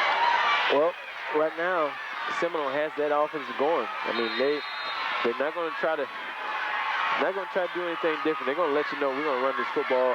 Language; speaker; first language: English; native; English